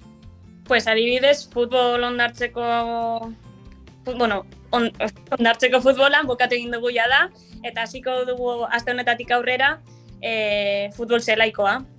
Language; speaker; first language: Basque; non-native, local second language; Spanish